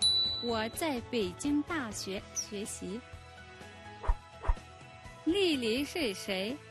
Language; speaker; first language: Chinese; non-native, fluent; Mongolian